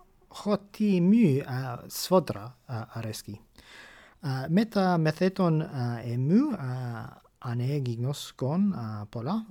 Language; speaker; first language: Greek; non-native, fluent; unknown